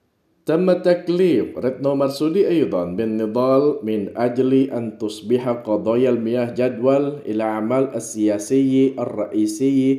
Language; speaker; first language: Arabic; non-native, fluent; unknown